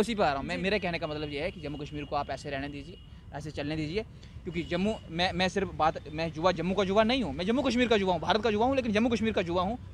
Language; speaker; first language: Hindi; native; Hindi